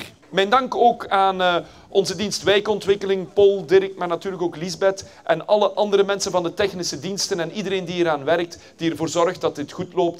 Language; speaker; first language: Dutch; native; Dutch